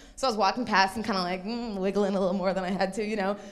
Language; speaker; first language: English; native; English